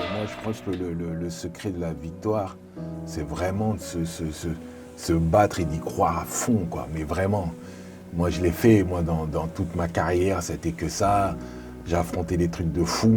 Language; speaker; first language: French; native; French